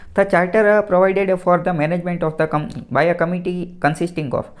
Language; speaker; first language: English; non-native, local second language; Gujarati